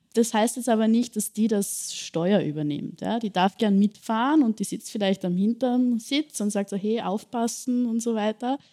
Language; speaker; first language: German; native; German